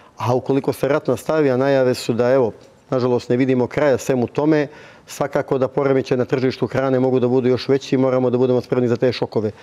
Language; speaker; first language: Bosnian; native; Bosnian